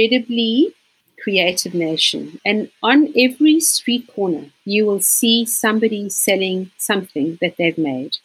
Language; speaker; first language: English; native; English